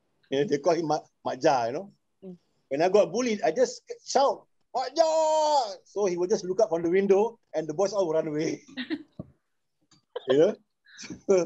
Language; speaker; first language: English; non-native, local second language; Malay